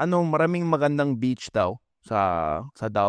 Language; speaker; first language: Filipino; non-native, fluent; English